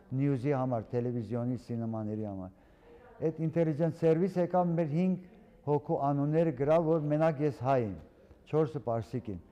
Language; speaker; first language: Armenian; early bilingual, heritage; Armenian